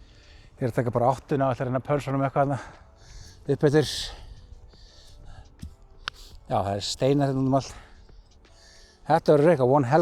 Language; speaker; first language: Icelandic; native; Icelandic